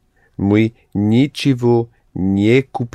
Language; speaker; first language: Russian; non-native, learner; English